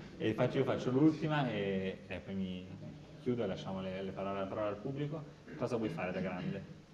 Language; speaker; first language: Italian; native; Italian